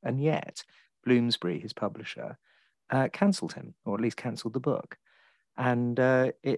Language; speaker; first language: English; native; English